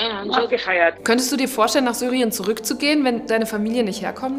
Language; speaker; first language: German; native; German